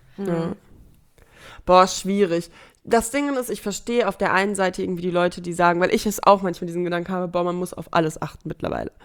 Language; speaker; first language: German; native; German